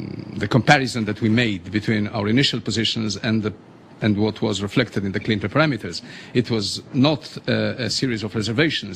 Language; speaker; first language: English; non-native, fluent; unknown